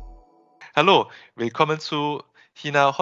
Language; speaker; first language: German; non-native, fluent; Chinese